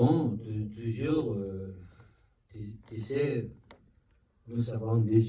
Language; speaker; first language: French; non-native, learner; Spanish